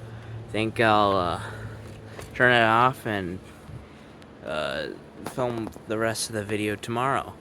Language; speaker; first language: English; native; English